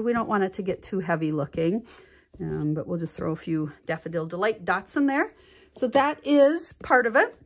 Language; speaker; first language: English; native; English